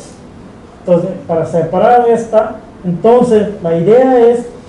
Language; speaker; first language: Spanish; non-native, fluent; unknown